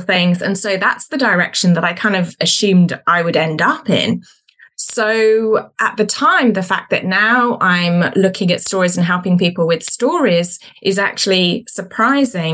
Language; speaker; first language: English; native; English